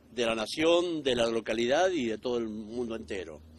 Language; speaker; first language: Spanish; native; Spanish